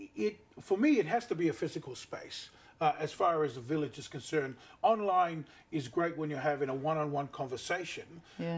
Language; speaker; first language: English; native; English